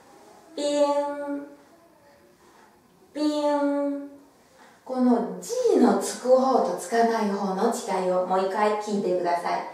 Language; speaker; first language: Japanese; non-native, fluent; Chinese